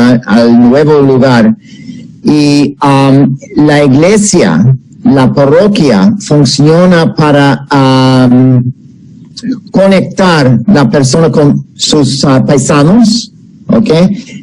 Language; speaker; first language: Spanish; non-native, fluent; English